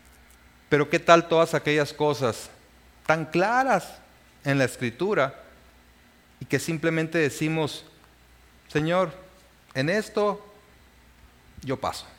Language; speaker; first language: Spanish; native; Spanish